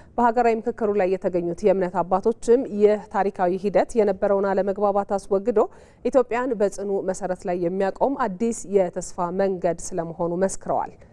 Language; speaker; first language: Amharic; native; Amharic